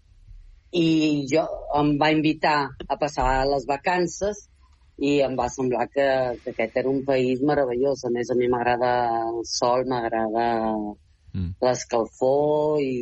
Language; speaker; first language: Catalan; native; Catalan